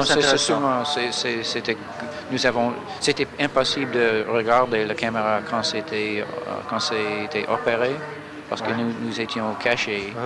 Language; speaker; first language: French; non-native, fluent; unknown